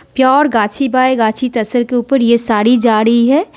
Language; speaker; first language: Hindi; non-native, local second language; Bangla